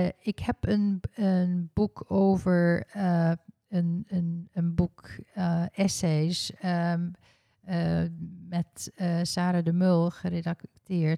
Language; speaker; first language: Dutch; early bilingual, heritage; Dutch